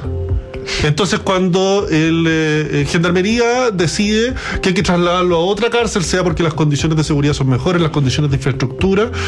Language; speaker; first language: Spanish; native; Spanish